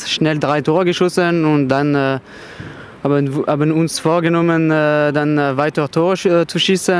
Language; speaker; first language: German; non-native, fluent; French